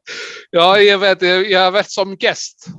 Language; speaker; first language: Swedish; non-native, fluent; Icelandic